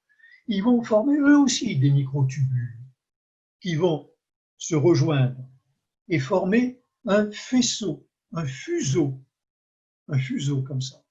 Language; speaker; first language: French; native; French